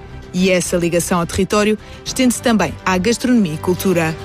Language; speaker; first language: Portuguese; native; Portuguese